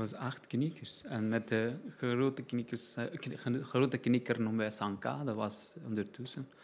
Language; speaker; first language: Dutch; non-native, learner; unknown